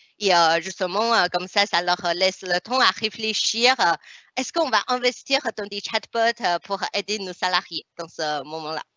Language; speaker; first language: French; non-native, fluent; Chinese